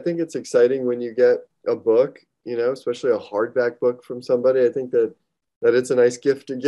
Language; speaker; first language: English; native; English